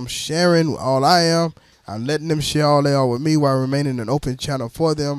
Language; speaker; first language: English; native; English